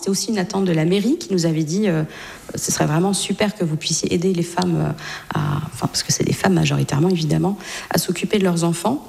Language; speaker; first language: French; native; French